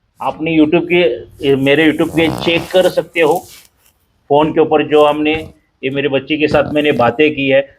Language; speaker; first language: Hindi; non-native, local second language; Marathi